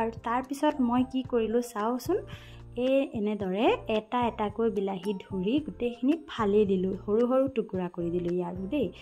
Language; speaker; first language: Assamese; non-native, local second language; Nepali